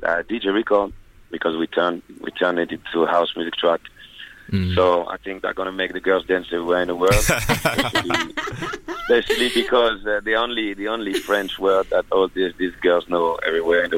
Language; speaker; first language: English; non-native, fluent; French